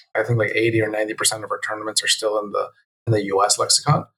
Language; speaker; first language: English; early bilingual, other home language; Spanish